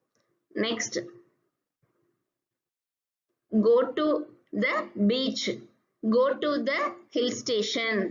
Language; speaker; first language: English; non-native, local second language; Tamil